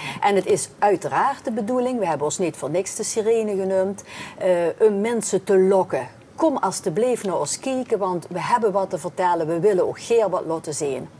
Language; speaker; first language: Dutch; native; Dutch